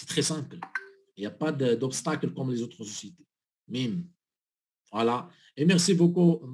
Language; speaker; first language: French; non-native, learner; Arabic